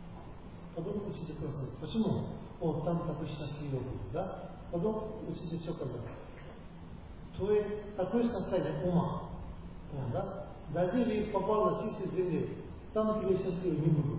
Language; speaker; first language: Russian; non-native, learner; Tibetan